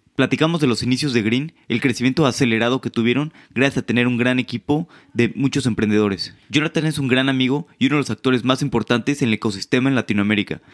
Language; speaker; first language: Spanish; native; Spanish